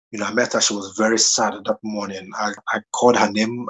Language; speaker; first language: English; non-native, local second language; Igbo